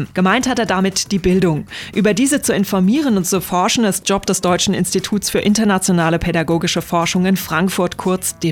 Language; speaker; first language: German; native; German